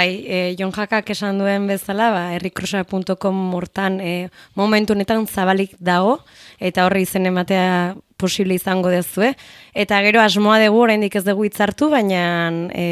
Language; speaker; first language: Basque; native; Basque